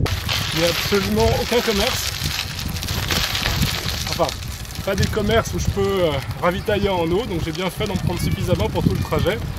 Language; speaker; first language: French; native; French